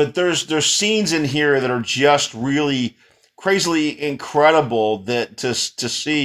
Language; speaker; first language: English; native; English